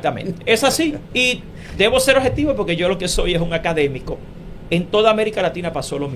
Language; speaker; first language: Spanish; native; Spanish